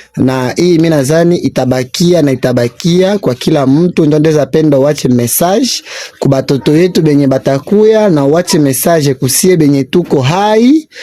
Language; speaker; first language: Swahili; native; Swahili